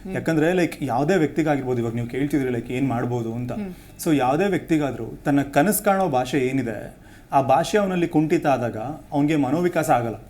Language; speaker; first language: Kannada; native; Kannada